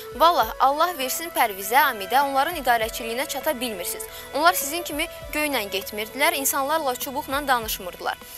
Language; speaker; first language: Azerbaijani; native; Azerbaijani